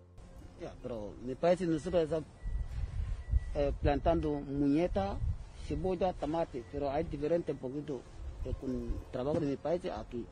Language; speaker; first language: Spanish; non-native, learner; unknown